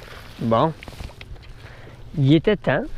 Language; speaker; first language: French; native; French